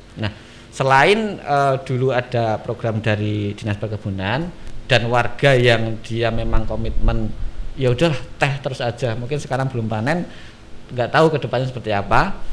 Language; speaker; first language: Indonesian; non-native, local second language; Javanese